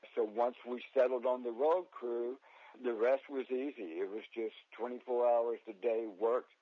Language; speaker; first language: English; native; English